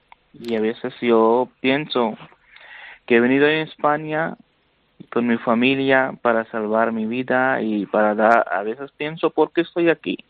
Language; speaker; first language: Spanish; non-native, learner; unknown